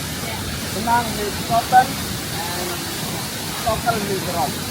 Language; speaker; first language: English; non-native, learner; Indonesian